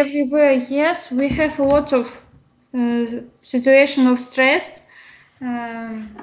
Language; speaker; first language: English; non-native, learner; Russian